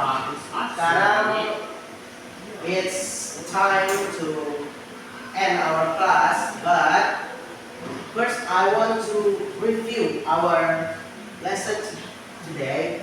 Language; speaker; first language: English; non-native, learner; Indonesian